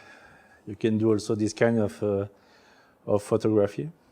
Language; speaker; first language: English; non-native, learner; French